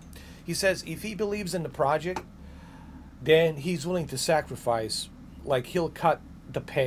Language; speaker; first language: English; native; English